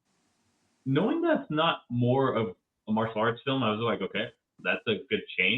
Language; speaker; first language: English; native; English